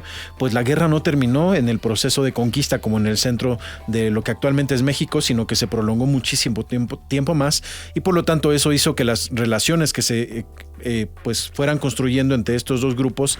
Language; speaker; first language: Spanish; native; Spanish